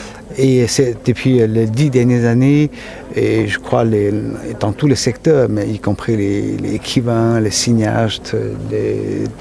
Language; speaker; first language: French; non-native, fluent; Chinese